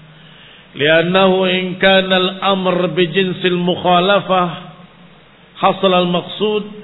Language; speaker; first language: Arabic; non-native, fluent; Indonesian